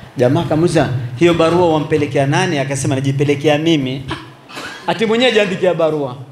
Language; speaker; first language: Swahili; native; Swahili